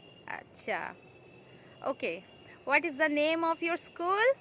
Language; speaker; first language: English; non-native, local second language; Bangla